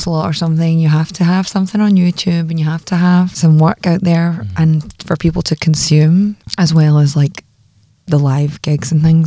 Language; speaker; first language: English; native; English